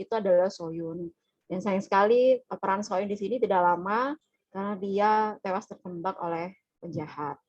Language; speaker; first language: Indonesian; native; Indonesian